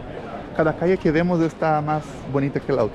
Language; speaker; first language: Spanish; non-native, fluent; Portuguese